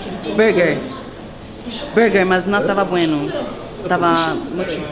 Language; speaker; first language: Portuguese; non-native, fluent; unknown